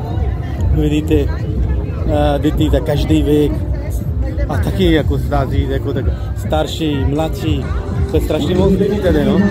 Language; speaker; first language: Czech; non-native, learner; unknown